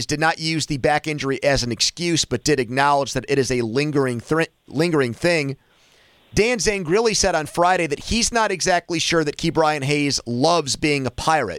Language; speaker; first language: English; native; English